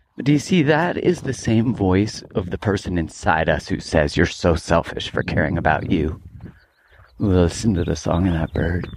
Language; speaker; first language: English; native; English